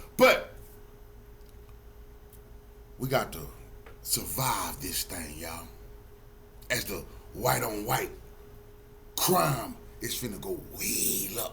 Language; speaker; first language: English; native; English